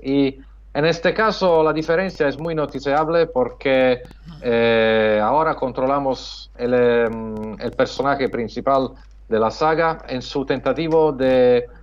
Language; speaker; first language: Spanish; non-native, fluent; Italian